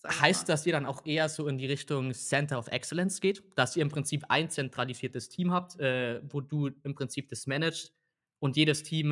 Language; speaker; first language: German; native; German